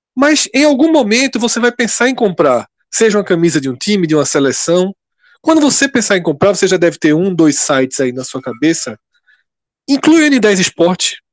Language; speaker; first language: Portuguese; native; Portuguese